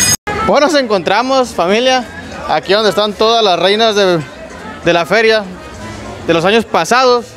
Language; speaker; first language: Spanish; native; Spanish